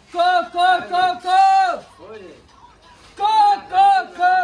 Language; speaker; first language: Hindi; native; Hindi